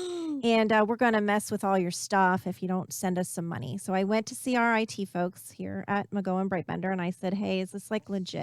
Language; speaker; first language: English; native; English